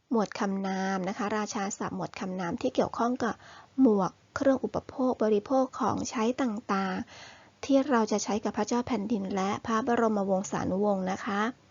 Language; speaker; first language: Thai; native; Thai